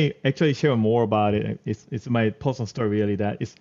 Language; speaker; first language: English; non-native, fluent; Korean